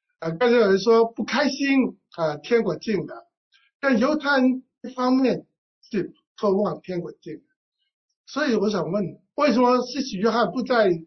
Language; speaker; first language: Chinese; non-native, local second language; Cantonese